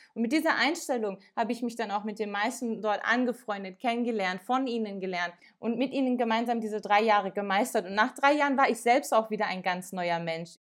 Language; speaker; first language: German; early bilingual, other home language; Turkish